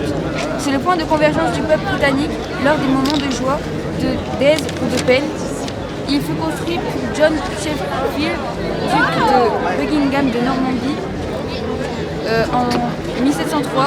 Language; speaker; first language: French; native; French